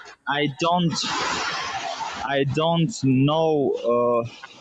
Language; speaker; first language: English; non-native, learner; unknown